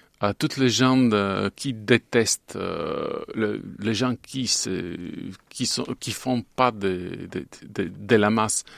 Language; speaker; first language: French; non-native, fluent; Bulgarian